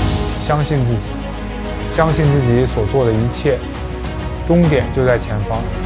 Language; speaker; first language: Chinese; native; Chinese